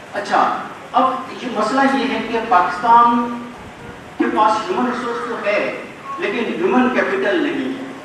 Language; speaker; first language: Urdu; non-native, local second language; Sindhi